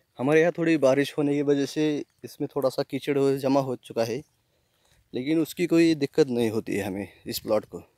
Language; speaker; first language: Hindi; non-native, local second language; Marathi